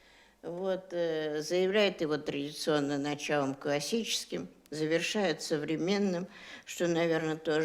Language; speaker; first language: Russian; native; Russian